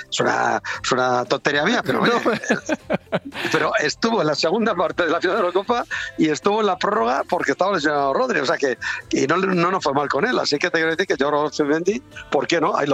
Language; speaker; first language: Spanish; native; Spanish